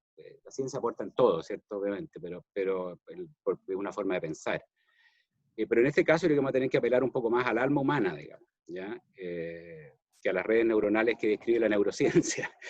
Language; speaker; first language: Spanish; native; Spanish